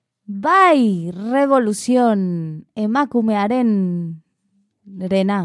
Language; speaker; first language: Basque; non-native, learner; Spanish